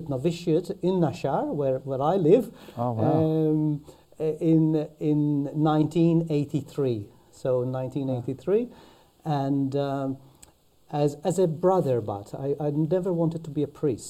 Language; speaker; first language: English; non-native, fluent; Maltese